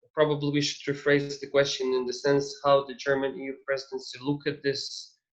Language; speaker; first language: English; non-native, fluent; Ukrainian